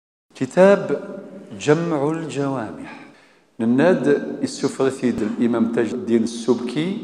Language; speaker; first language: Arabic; non-native, local second language; Kabyle